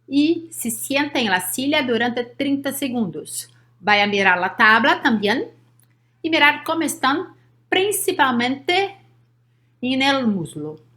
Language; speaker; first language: Spanish; non-native, learner; Portuguese